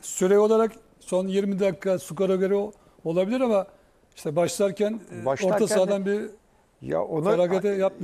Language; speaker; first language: Turkish; native; Turkish